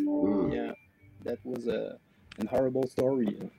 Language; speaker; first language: English; non-native, learner; French